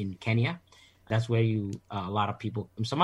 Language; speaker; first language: English; non-native, fluent; Somali